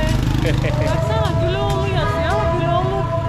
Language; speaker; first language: Turkish; non-native, fluent; Slovenian